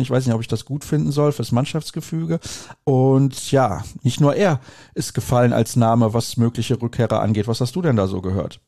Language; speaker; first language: German; native; German